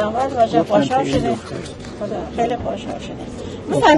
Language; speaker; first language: Persian; native; Persian